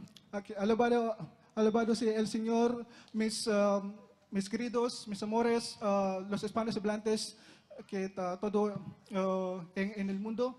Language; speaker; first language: Spanish; non-native, learner; Filipino